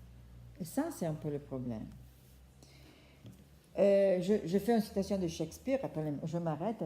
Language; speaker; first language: French; non-native, fluent; Italian